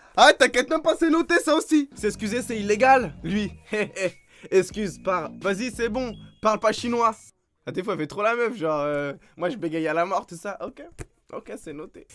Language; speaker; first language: French; native; French